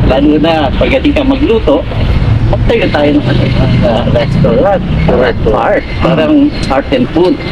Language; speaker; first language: Filipino; native; Filipino